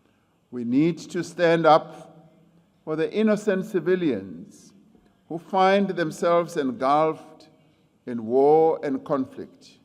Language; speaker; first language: English; non-native, local second language; Venda